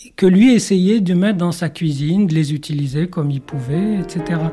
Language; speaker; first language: French; non-native, local second language; Arabic